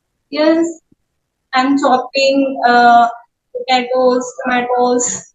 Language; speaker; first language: English; non-native, learner; Hindi